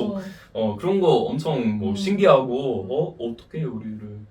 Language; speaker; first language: Korean; non-native, fluent; English